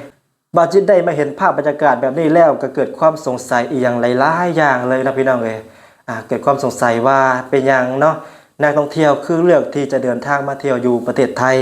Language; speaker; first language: Thai; non-native, local second language; Lao